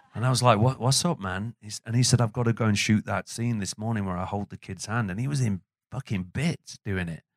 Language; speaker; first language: English; native; English